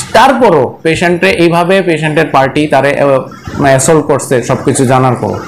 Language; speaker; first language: Bangla; native; Bangla